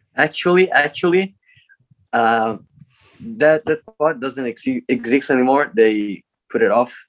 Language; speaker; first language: English; non-native, learner; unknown